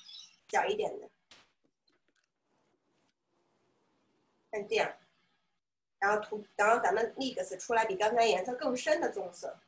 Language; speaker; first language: Chinese; native; Chinese